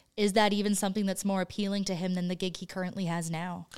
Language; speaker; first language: English; native; English